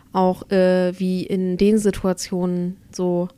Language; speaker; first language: German; early bilingual, other home language; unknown